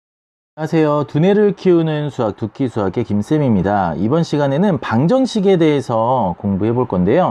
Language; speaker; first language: Korean; native; Korean